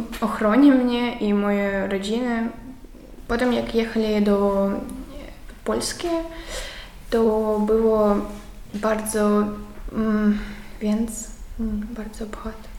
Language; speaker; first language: Polish; non-native, learner; Ukrainian